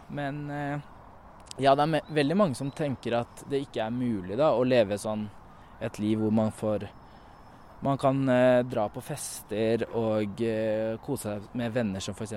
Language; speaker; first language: Norwegian; native; Norwegian